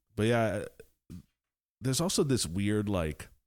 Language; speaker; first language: English; native; English